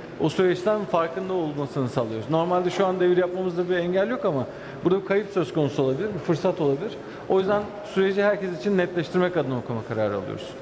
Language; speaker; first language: Turkish; native; Turkish